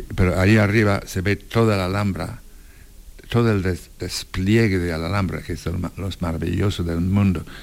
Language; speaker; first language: Spanish; non-native, fluent; English